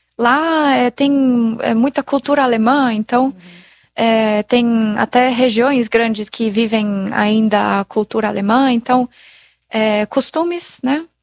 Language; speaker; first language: Portuguese; non-native, fluent; German